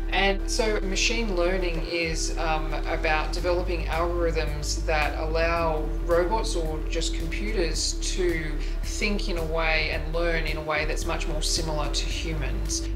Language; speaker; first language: English; native; English